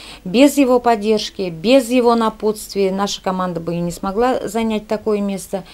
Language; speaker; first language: Russian; native; Russian